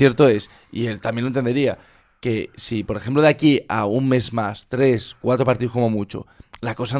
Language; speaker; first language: Spanish; native; Spanish